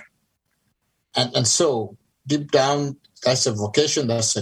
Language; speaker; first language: English; non-native, local second language; Ganda